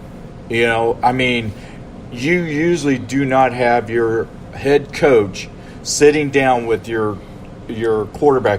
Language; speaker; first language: English; native; English